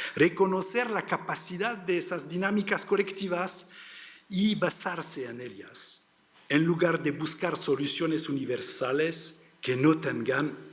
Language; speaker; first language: Spanish; non-native, learner; French